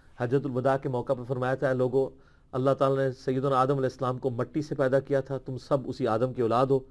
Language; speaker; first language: Urdu; non-native, local second language; Punjabi